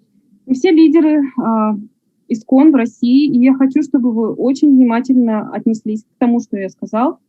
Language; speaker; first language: Russian; native; Russian